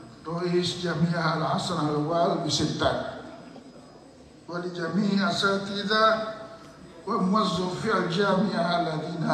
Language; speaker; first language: Arabic; non-native, learner; Indonesian